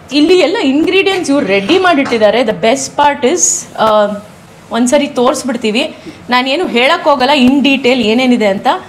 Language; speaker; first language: Kannada; non-native, local second language; Konkani